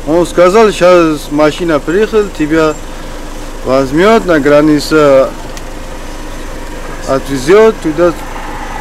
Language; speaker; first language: Russian; non-native, learner; Tajik